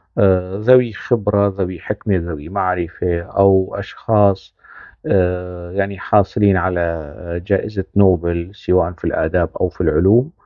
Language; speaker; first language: Arabic; non-native, local second language; Kurdish